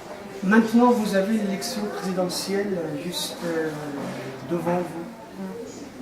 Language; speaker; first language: French; non-native, fluent; Persian